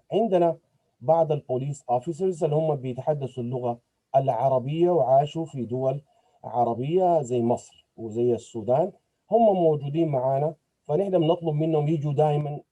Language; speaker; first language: Arabic; native; Arabic